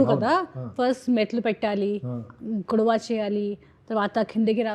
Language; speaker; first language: Telugu; non-native, learner; Hindi